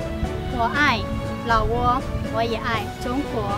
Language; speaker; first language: Chinese; non-native, fluent; Lao